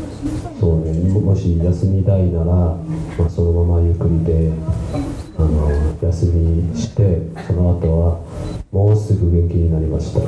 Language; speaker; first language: Japanese; non-native, learner; Chinese